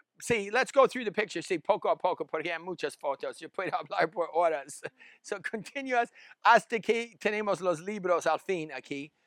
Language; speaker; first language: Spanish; non-native, learner; English